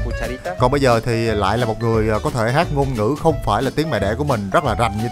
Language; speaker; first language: Vietnamese; native; Vietnamese